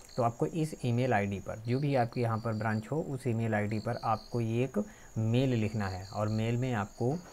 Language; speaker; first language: Hindi; native; Hindi